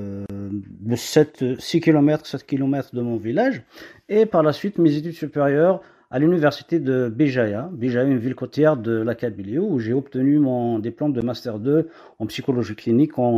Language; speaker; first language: French; non-native, local second language; Kabyle